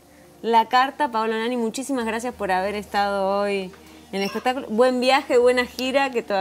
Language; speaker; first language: Spanish; native; Spanish